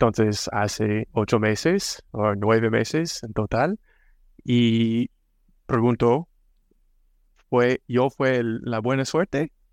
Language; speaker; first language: Spanish; non-native, fluent; English